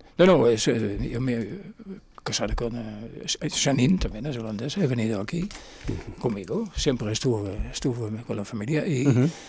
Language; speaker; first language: Spanish; non-native, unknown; Limburgish